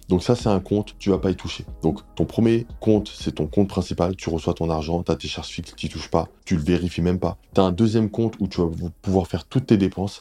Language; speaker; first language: French; native; French